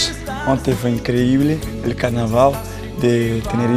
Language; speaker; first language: Spanish; non-native, learner; Portuguese